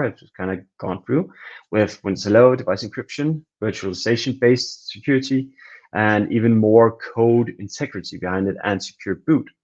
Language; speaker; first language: English; non-native, fluent; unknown